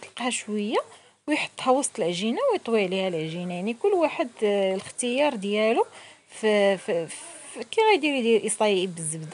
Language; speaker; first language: Arabic; native; Arabic